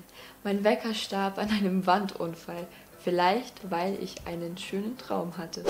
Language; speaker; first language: German; non-native, fluent; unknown